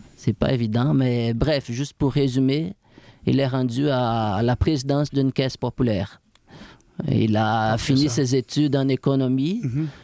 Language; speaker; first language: French; non-native, fluent; Portuguese